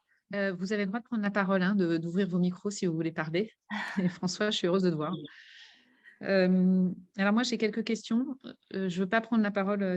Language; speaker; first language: French; native; French